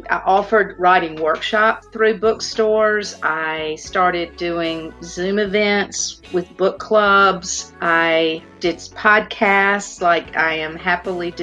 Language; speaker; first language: English; native; English